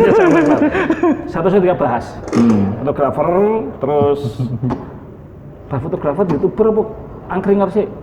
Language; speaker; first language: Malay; non-native, local second language; Javanese